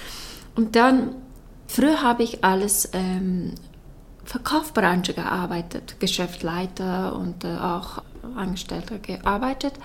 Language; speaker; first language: German; non-native, learner; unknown